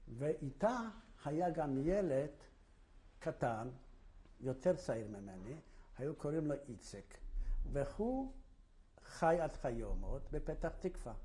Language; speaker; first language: Hebrew; non-native, fluent; Polish